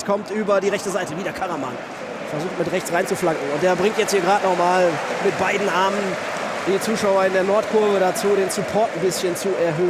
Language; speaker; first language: German; native; German